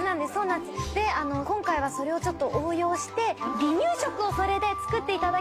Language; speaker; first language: Japanese; native; Japanese